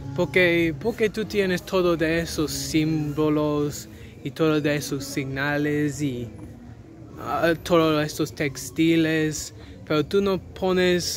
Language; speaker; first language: Spanish; non-native, learner; English